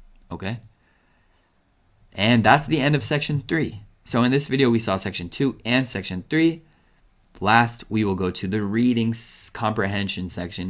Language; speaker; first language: English; native; English